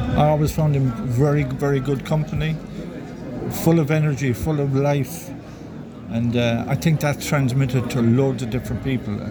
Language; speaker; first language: English; native; English